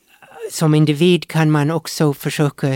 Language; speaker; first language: Swedish; non-native, fluent; English